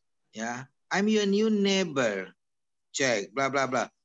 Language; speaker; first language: English; non-native, fluent; Indonesian